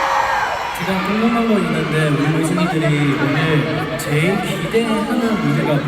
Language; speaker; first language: Korean; non-native, fluent; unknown